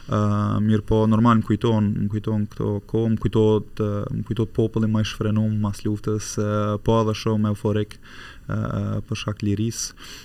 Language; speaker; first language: Albanian; native; Albanian